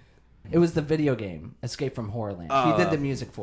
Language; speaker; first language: English; native; English